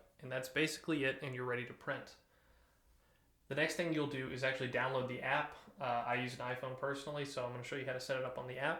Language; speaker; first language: English; native; English